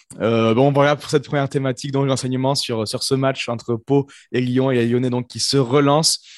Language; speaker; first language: French; native; French